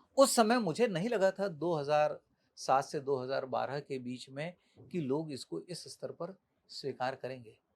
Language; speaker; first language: Hindi; native; Hindi